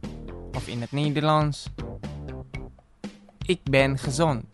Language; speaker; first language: Dutch; non-native, fluent; Indonesian